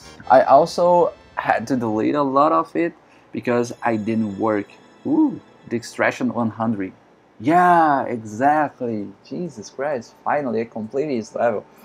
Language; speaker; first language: English; non-native, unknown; Portuguese